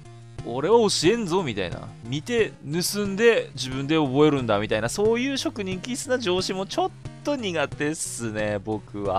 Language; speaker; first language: Japanese; native; Japanese